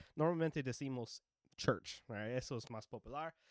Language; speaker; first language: Spanish; non-native, learner; English